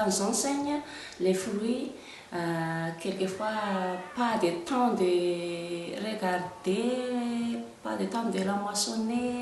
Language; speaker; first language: French; non-native, local second language; Malagasy